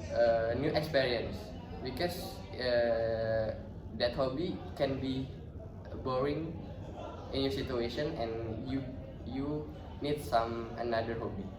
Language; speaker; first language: English; non-native, learner; Indonesian